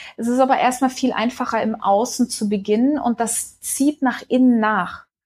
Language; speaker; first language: German; early bilingual, heritage; German